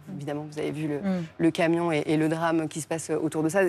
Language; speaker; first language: French; native; French